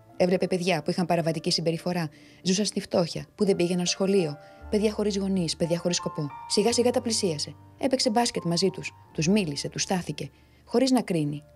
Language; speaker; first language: Greek; native; Greek